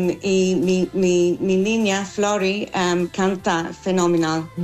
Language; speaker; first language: Spanish; non-native, fluent; English